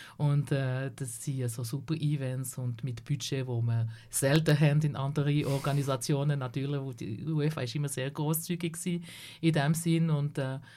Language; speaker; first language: German; non-native, local second language; French